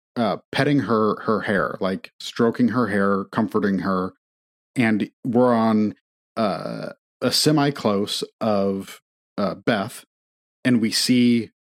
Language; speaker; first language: English; native; English